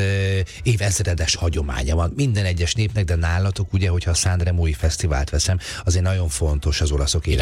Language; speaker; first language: Hungarian; native; Hungarian